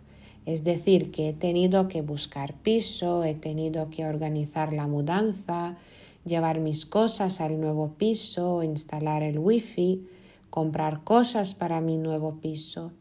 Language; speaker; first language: Spanish; non-native, fluent; Lithuanian